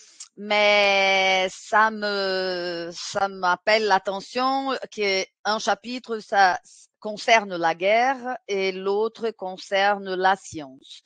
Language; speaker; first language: French; non-native, fluent; Portuguese